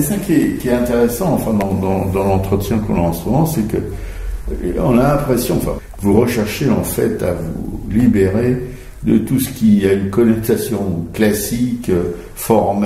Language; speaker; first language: French; native; French